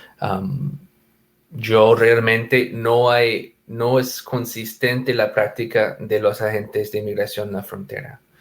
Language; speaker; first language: Spanish; non-native, fluent; English